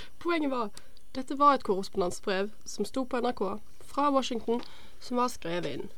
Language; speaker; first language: Norwegian; native; Norwegian